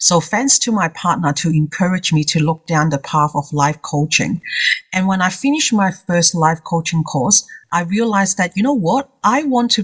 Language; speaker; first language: English; non-native, local second language; Cantonese